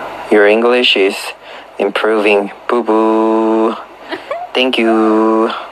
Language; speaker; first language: English; non-native, learner; Korean